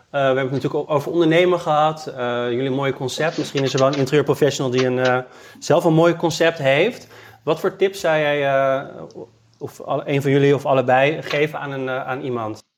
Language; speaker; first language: Dutch; native; Dutch